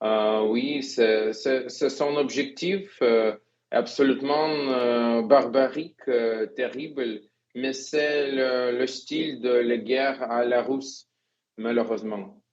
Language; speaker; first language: French; non-native, fluent; Ukrainian